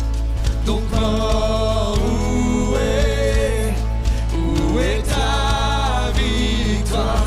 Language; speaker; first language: French; native; French